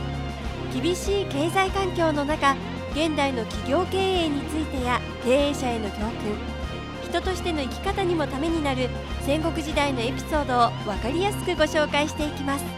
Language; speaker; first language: Japanese; native; Japanese